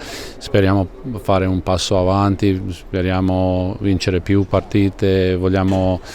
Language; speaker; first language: Italian; non-native, fluent; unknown